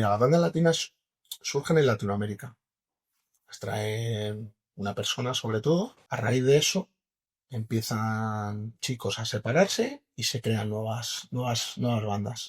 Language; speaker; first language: Spanish; native; Spanish